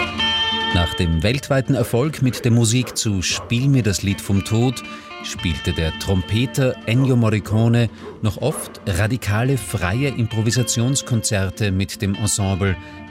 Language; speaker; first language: German; native; German